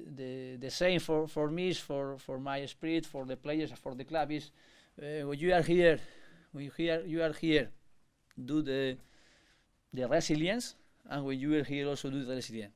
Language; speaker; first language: English; non-native, learner; Spanish